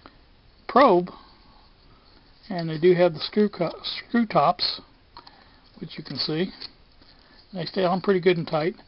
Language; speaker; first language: English; native; English